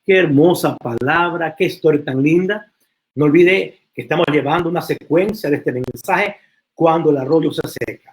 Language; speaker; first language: Spanish; native; Spanish